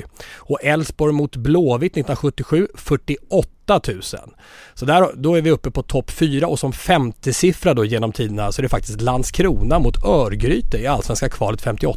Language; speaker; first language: Swedish; native; Swedish